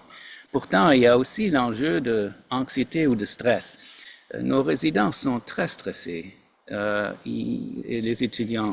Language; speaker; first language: French; non-native, fluent; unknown